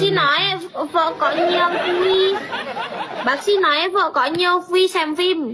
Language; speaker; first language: Vietnamese; non-native, learner; Indonesian